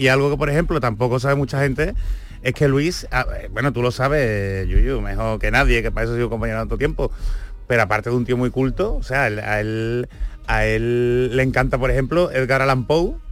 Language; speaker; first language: Spanish; native; Spanish